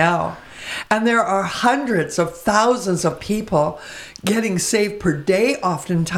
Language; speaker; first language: English; native; English